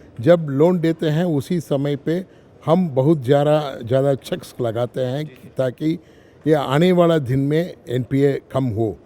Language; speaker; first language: Hindi; non-native, local second language; Tamil